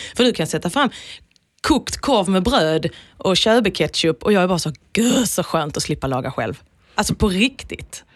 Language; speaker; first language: Swedish; native; Swedish